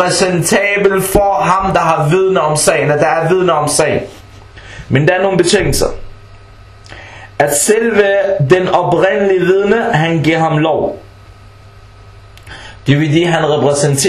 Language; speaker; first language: Danish; early bilingual, other home language; Arabic